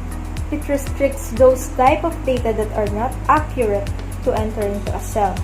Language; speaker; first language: English; non-native, local second language; Filipino